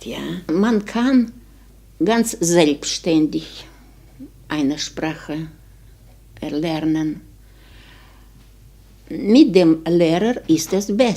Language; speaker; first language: German; non-native, learner; Ukrainian